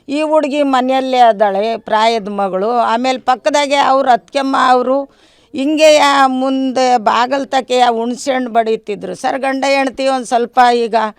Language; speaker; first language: Kannada; non-native, local second language; Lambadi